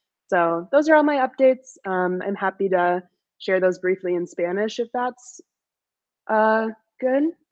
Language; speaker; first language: English; native; English